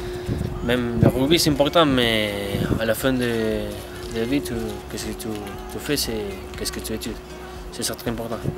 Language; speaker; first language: French; non-native, learner; Spanish